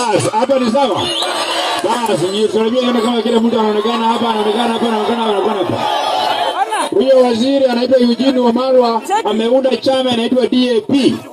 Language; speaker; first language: Swahili; non-native, local second language; Luyia